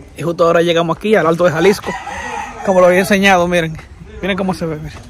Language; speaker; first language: Spanish; native; Spanish